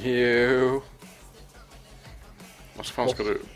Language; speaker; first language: Swedish; native; Swedish